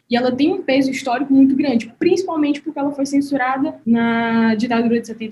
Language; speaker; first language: Portuguese; native; Portuguese